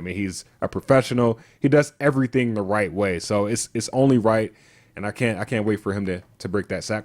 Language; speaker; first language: English; native; English